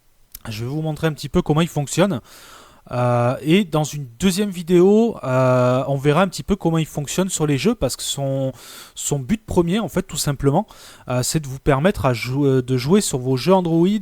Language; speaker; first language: French; native; French